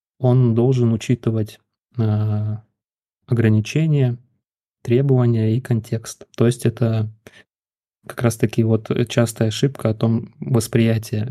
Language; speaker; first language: Russian; native; Russian